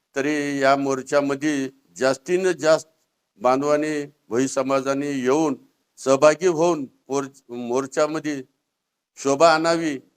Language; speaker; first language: Marathi; native; Marathi